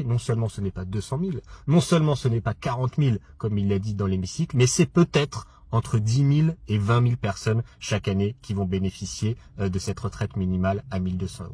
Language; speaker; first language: French; native; French